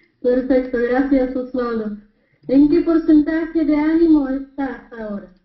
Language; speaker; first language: Spanish; non-native, fluent; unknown